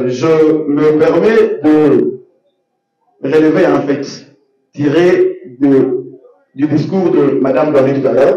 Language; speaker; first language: French; non-native, local second language; Lingala